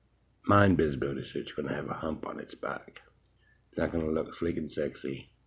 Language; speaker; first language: English; native; English